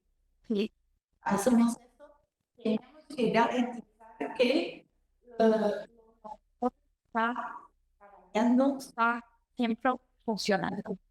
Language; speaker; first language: Spanish; non-native, learner; Portuguese